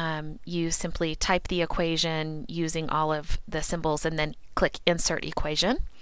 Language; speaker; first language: English; native; English